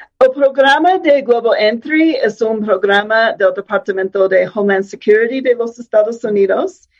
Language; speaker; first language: Spanish; non-native, fluent; English